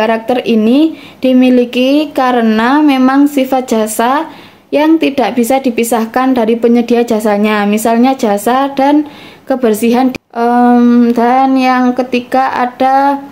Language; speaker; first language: Indonesian; native; Indonesian